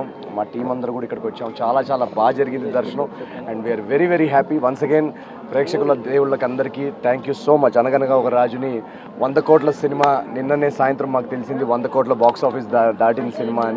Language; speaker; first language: Telugu; native; Telugu